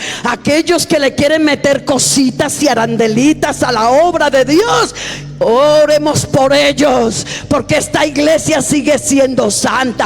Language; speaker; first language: Spanish; native; Spanish